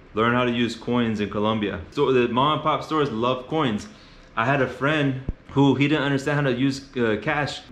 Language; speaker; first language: English; native; English